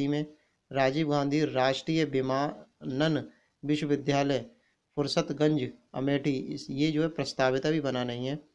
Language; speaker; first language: Hindi; native; Hindi